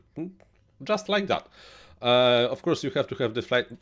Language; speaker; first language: English; non-native, fluent; Polish